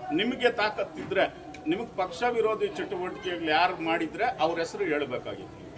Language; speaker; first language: Kannada; native; Kannada